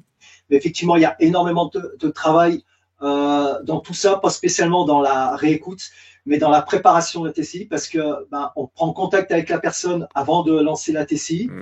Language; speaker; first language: French; native; French